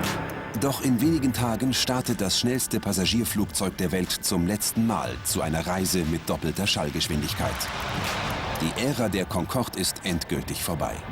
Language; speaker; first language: German; native; German